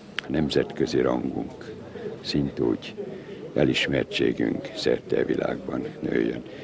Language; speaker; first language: Hungarian; native; Hungarian